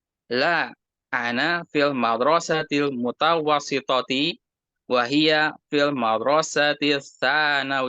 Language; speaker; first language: Arabic; non-native, learner; Indonesian